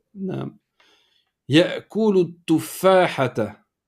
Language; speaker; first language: Arabic; non-native, fluent; French